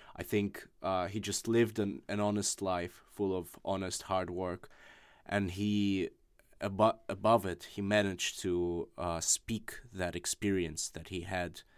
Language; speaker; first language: English; non-native, fluent; Russian